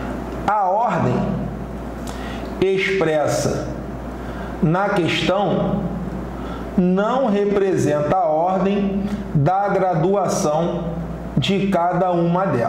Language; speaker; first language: Portuguese; native; Portuguese